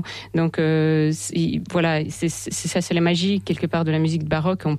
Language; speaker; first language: French; non-native, fluent; Russian